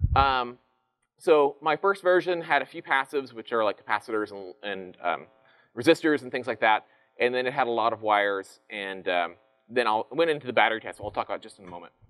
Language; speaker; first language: English; native; English